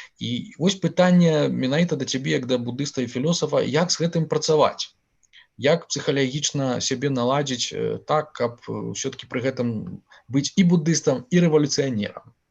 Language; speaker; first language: Belarusian; non-native, local second language; Russian